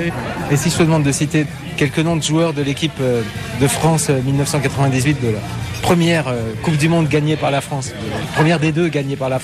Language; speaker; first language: French; native; French